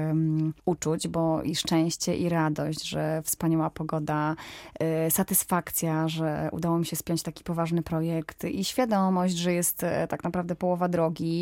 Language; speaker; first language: Polish; native; Polish